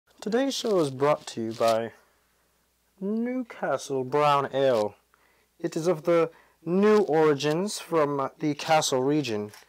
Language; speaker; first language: English; native; English